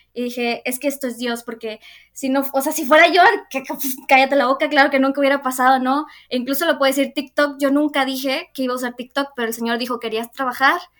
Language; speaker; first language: Spanish; native; Spanish